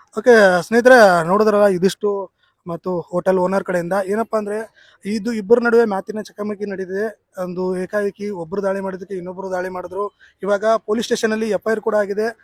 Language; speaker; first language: Kannada; native; Kannada